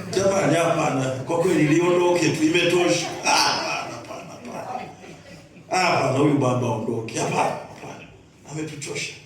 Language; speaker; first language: Swahili; native; Swahili